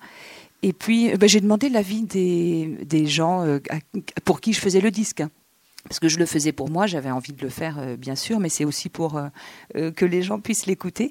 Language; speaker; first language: French; native; French